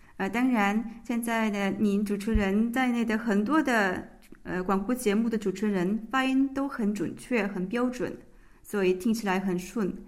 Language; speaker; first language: Chinese; non-native, fluent; Korean